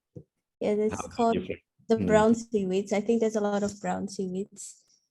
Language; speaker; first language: English; non-native, fluent; Indonesian